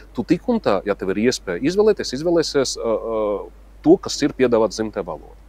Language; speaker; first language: Latvian; non-native, local second language; Russian